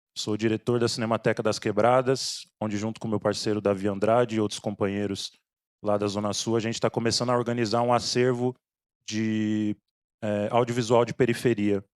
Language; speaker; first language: Portuguese; native; Portuguese